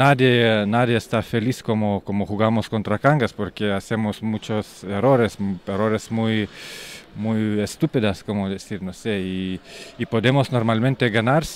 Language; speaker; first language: Spanish; non-native, learner; Lithuanian